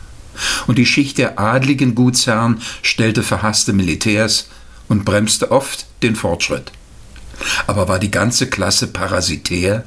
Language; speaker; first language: German; native; German